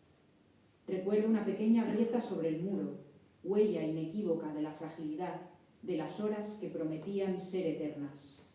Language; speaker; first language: Spanish; native; Spanish